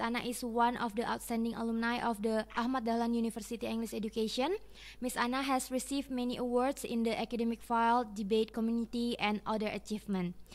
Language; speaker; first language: English; non-native, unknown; Indonesian